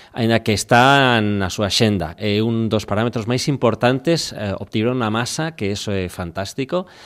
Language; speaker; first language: Galician; non-native, local second language; Spanish